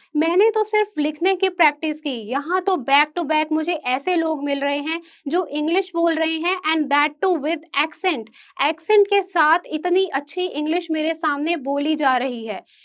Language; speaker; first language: Hindi; native; Hindi